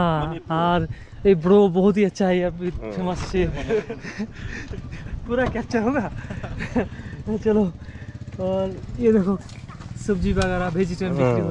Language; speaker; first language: Hindi; non-native, local second language; Bangla